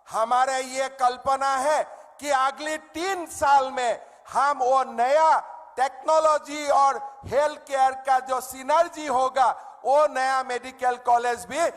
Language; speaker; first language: Hindi; non-native, local second language; Assamese